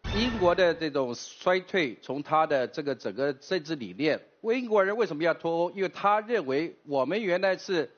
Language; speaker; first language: Chinese; native; Chinese